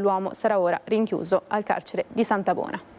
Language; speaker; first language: Italian; native; Italian